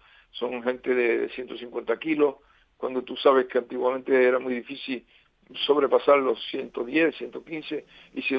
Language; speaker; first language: Spanish; native; Spanish